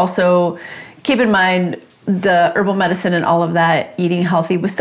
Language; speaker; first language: English; native; English